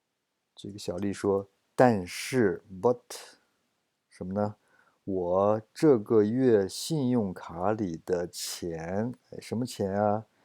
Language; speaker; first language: Chinese; non-native, fluent; English